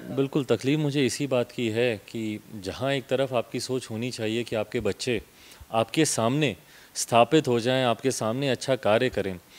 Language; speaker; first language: Hindi; native; Hindi